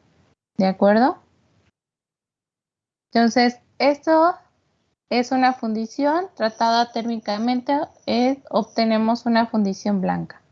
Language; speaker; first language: Spanish; native; Spanish